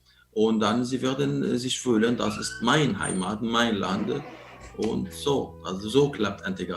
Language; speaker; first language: German; non-native, learner; Arabic